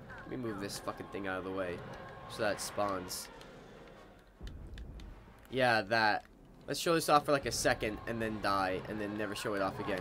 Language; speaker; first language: English; native; English